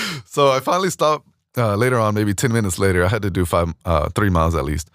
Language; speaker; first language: English; early bilingual, other home language; Spanish